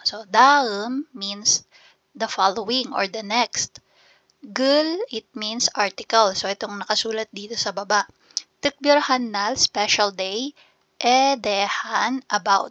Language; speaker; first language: English; non-native, local second language; Filipino